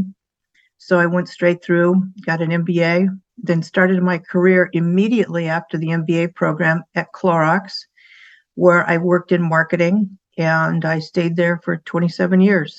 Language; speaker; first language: English; native; English